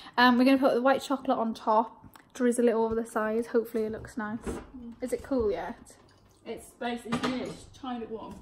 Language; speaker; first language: English; native; English